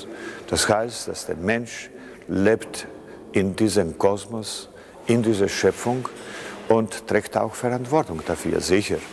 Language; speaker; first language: German; non-native, fluent; Greek